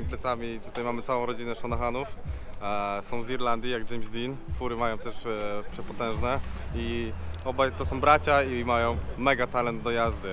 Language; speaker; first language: Polish; native; Polish